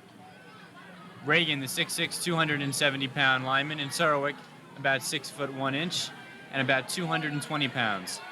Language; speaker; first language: English; native; English